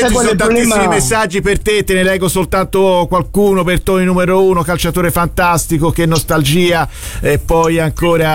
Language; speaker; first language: Italian; native; Italian